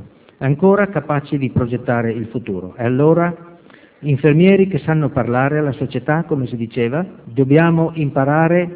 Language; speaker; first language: Italian; native; Italian